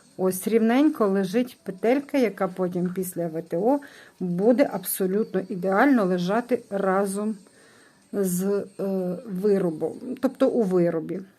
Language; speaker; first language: Ukrainian; non-native, local second language; Russian